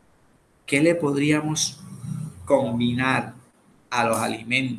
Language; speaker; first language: Spanish; native; Spanish